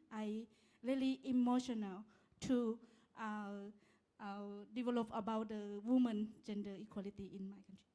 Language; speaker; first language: English; non-native, learner; Lao